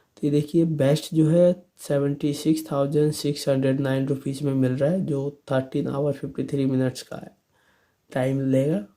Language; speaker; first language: Hindi; native; Hindi